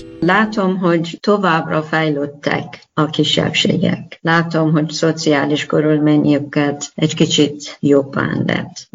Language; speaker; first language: Hungarian; non-native, learner; Persian